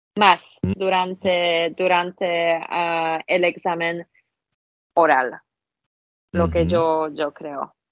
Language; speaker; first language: Spanish; non-native, fluent; Polish